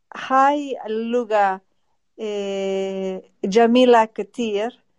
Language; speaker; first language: Arabic; non-native, learner; Spanish